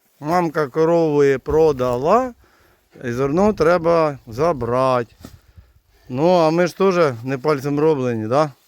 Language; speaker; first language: Ukrainian; native; Ukrainian